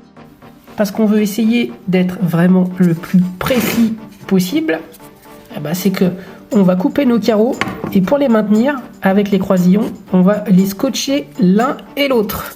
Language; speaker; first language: French; native; French